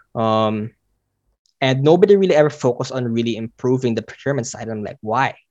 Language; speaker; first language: English; non-native, local second language; Filipino